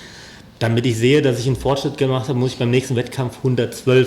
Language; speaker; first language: German; native; German